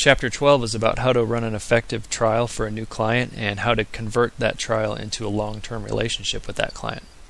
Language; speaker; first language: English; native; English